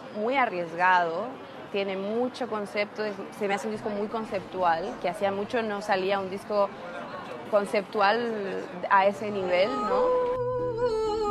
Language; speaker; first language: Spanish; native; Spanish